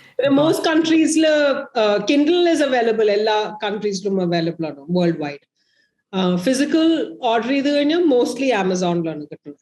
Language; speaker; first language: Malayalam; early bilingual, heritage; Malayalam